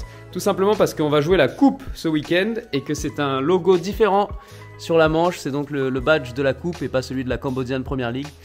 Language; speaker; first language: French; native; French